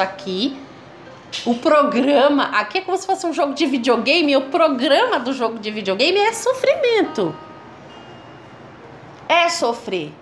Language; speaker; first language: Portuguese; native; Portuguese